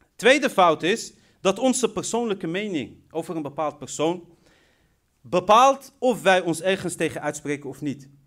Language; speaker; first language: Dutch; early bilingual, other home language; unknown